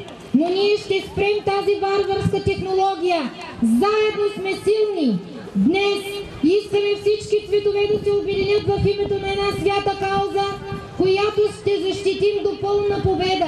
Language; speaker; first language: Bulgarian; native; Bulgarian